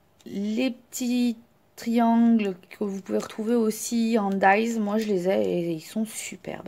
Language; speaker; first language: French; native; French